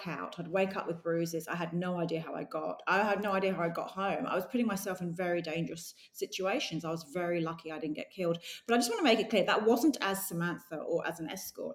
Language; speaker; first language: English; native; English